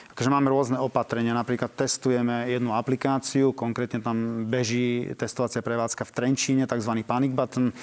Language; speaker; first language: Slovak; native; Slovak